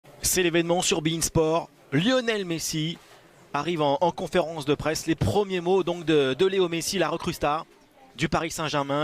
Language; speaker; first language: French; native; French